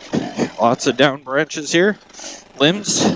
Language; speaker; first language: English; native; English